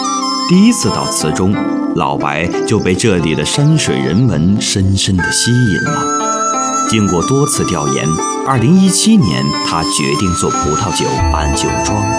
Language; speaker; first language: Chinese; native; Chinese